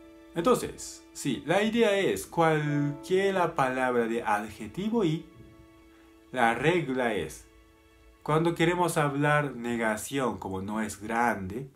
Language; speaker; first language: Spanish; non-native, fluent; Japanese